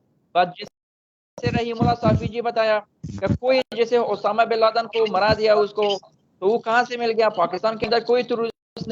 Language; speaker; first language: Hindi; non-native, fluent; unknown